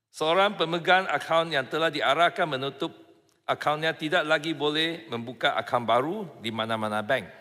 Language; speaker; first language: Malay; non-native, local second language; Chinese